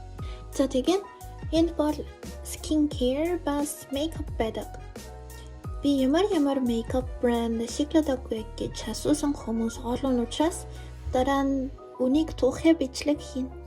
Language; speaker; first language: Mongolian; non-native, fluent; Spanish